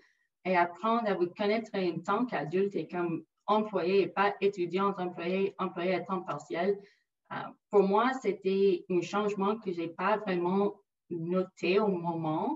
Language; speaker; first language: French; non-native, local second language; English